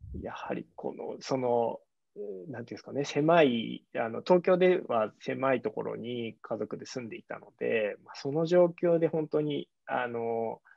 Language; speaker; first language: Japanese; native; Japanese